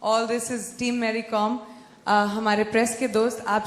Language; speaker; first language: Hindi; native; Hindi